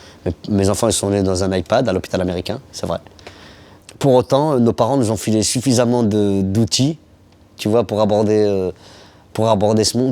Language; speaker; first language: French; early bilingual, other home language; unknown